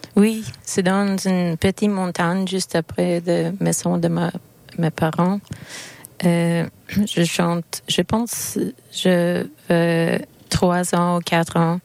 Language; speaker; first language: French; non-native, learner; Swedish